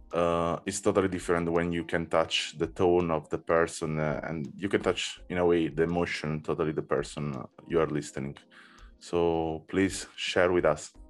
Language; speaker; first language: English; non-native, learner; Italian